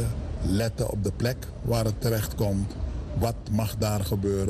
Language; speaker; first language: Dutch; native; Dutch